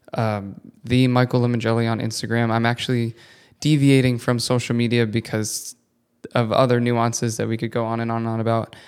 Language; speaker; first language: English; early bilingual, other home language; Italian